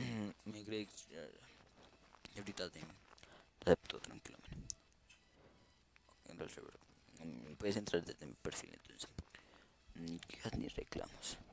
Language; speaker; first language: Spanish; native; Spanish